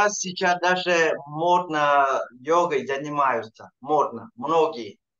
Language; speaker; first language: Russian; non-native, fluent; Vietnamese